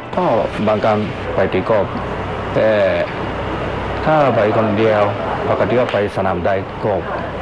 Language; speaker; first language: Thai; non-native, learner; Japanese